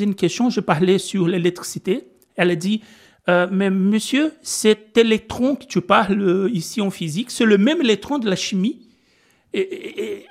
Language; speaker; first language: French; non-native, fluent; Portuguese